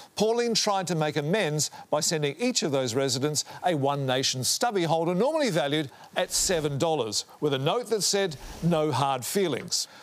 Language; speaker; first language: English; native; English